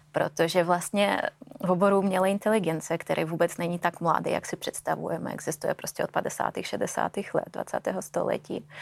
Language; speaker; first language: Czech; non-native, fluent; Russian